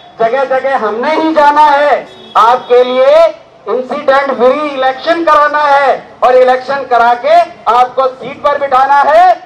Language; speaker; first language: Hindi; native; Hindi